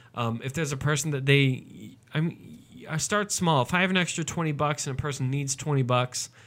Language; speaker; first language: English; native; English